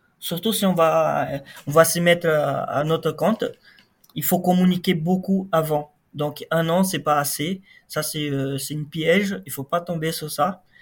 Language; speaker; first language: French; non-native, fluent; Portuguese